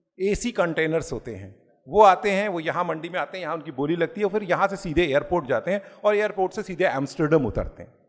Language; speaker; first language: Hindi; native; Hindi